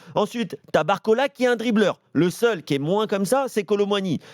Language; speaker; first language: French; native; French